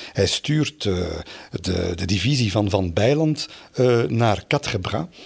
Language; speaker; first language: Dutch; native; Dutch